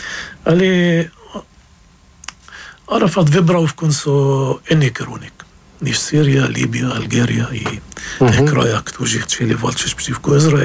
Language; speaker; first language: Polish; non-native, fluent; Arabic